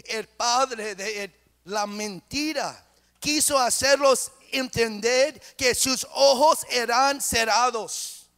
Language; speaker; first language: Spanish; non-native, learner; English